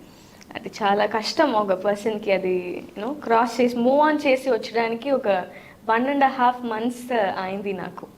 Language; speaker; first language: Telugu; non-native, learner; Tamil